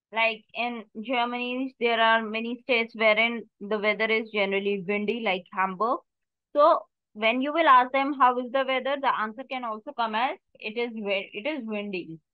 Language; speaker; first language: English; non-native, local second language; Hindi